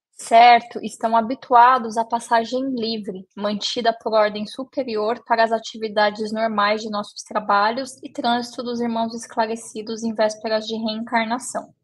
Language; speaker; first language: Portuguese; native; Portuguese